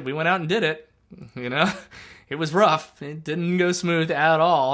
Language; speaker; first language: English; native; English